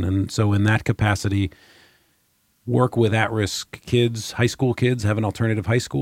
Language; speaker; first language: English; native; English